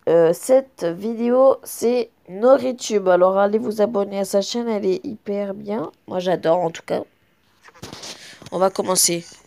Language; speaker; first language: French; native; French